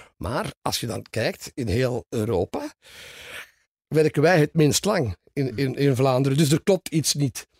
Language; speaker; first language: Dutch; native; Dutch